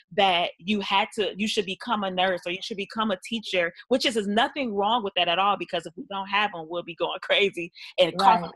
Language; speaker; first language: English; native; English